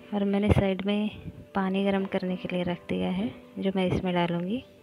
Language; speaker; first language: Hindi; non-native, local second language; Marathi